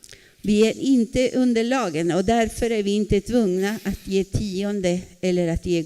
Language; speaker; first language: Swedish; non-native, fluent; Spanish